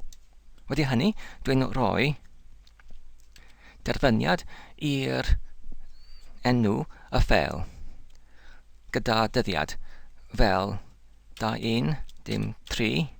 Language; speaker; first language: Welsh; non-native, learner; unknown